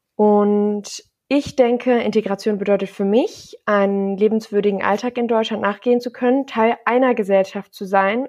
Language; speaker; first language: German; native; German